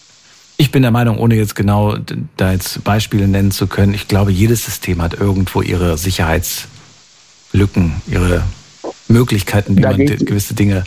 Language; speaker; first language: German; native; German